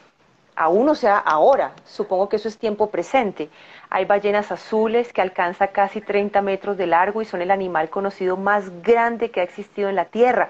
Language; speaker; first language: Spanish; native; Spanish